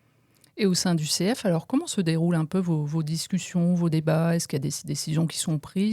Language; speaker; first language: French; native; French